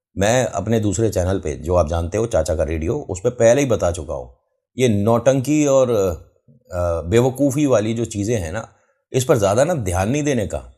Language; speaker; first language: Hindi; native; Hindi